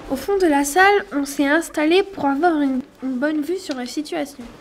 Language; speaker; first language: French; native; French